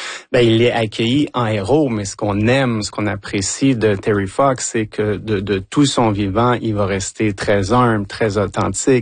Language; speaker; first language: French; native; French